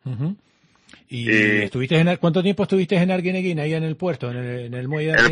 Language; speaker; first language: Spanish; native; Spanish